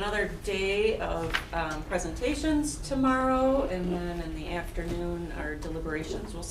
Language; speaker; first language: English; native; English